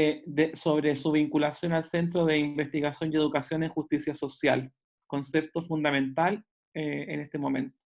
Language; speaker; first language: Spanish; native; Spanish